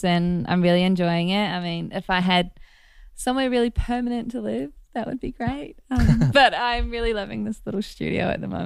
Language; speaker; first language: English; native; English